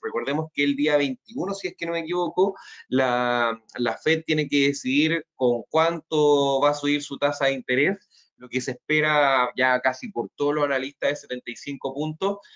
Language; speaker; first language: Spanish; native; Spanish